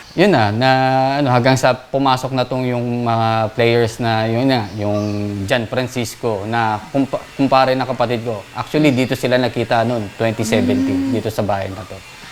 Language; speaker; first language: Filipino; native; Filipino